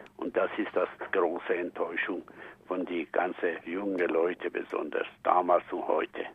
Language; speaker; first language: German; non-native, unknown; Persian